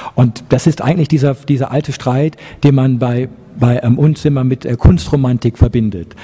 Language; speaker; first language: German; native; German